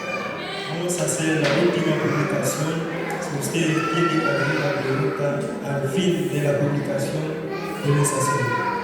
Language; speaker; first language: Spanish; non-native, fluent; Haitian Creole